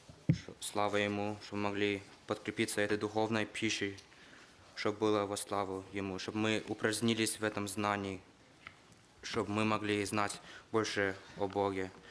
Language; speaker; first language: Russian; early bilingual, heritage; Russian